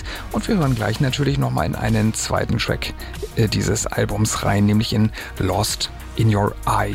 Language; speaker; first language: German; native; German